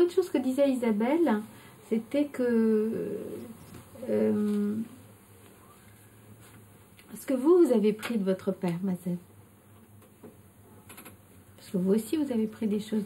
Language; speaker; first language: French; native; French